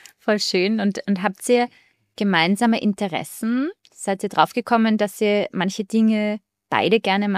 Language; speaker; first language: German; native; German